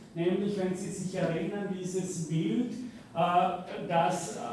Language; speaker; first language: German; native; German